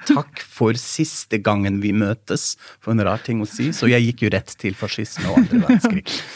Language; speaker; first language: Norwegian; non-native, fluent; German